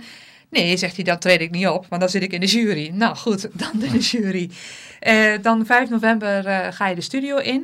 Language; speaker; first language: Dutch; native; Dutch